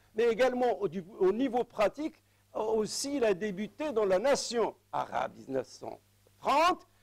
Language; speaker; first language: French; non-native, local second language; Arabic